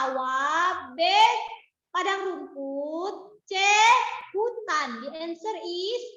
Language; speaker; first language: English; non-native, learner; Indonesian